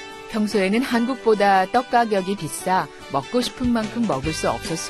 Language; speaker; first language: Korean; native; Korean